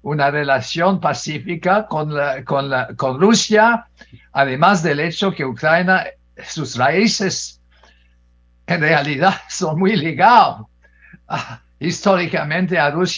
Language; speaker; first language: Spanish; non-native, fluent; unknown